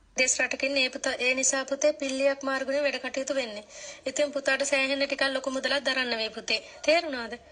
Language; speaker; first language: Sinhala; native; Sinhala